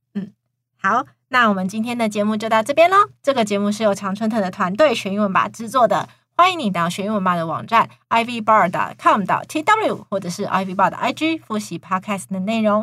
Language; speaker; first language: Chinese; native; Chinese